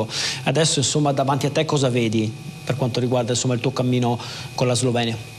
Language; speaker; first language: Italian; native; Italian